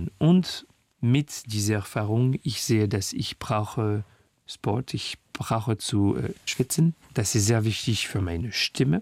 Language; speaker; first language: German; non-native, fluent; French